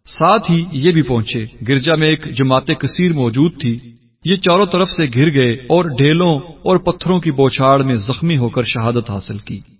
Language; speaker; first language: Urdu; native; Urdu